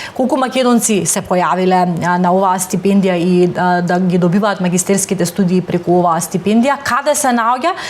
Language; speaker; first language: Macedonian; native; Macedonian